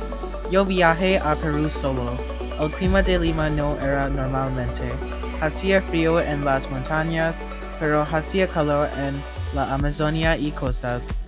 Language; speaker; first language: Spanish; non-native, learner; English